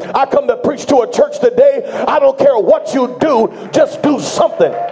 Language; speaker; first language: English; native; English